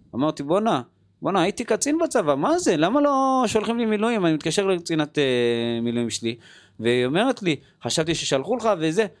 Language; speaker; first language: Hebrew; native; Hebrew